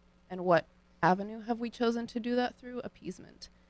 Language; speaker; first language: English; early bilingual, other home language; Ukrainian